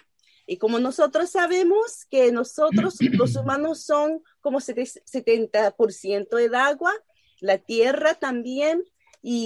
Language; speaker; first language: Spanish; non-native, learner; Japanese